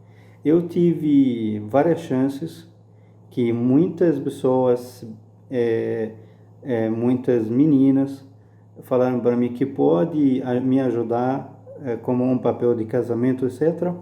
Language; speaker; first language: Portuguese; non-native, fluent; Arabic